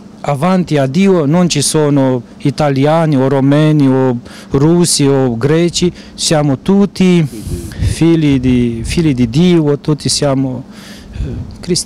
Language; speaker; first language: Italian; non-native, fluent; Romanian